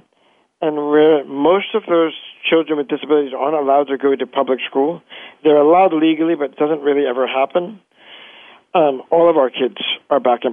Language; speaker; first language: English; native; English